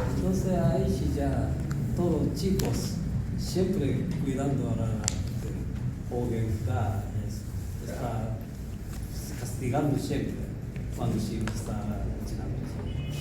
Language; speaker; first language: Spanish; non-native, learner; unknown